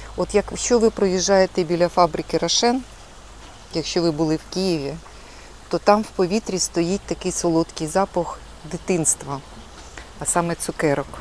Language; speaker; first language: Ukrainian; non-native, local second language; Russian